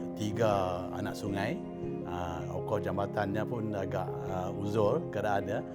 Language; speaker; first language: Malay; non-native, local second language; Thai